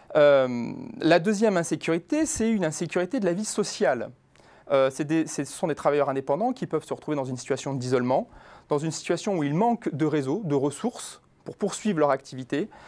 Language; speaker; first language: French; native; French